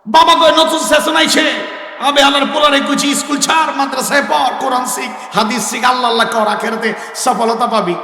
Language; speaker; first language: Bangla; native; Bangla